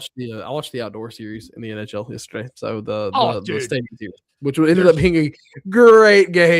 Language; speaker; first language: English; native; English